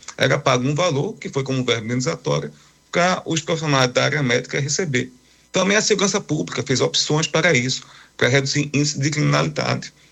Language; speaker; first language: Portuguese; native; Portuguese